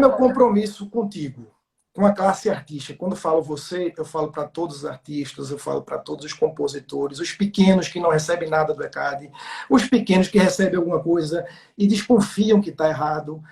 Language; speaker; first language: Portuguese; native; Portuguese